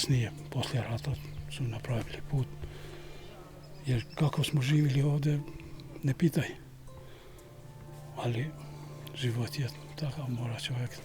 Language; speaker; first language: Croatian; non-native, local second language; Albanian